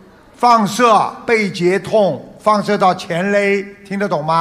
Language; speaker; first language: Chinese; non-native, local second language; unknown